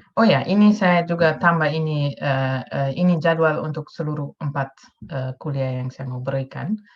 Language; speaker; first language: Indonesian; non-native, fluent; Dutch